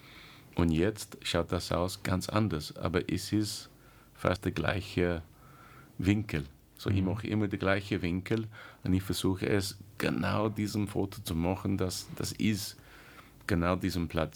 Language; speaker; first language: German; non-native, learner; English